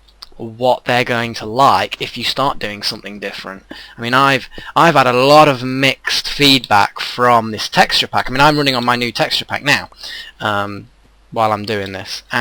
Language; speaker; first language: English; native; English